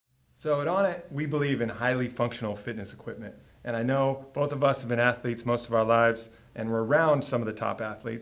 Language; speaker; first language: English; native; English